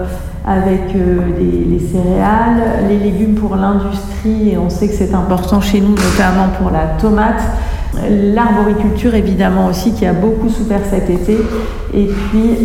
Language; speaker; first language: French; native; French